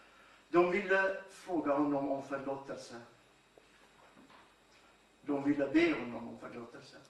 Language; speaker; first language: Swedish; non-native, fluent; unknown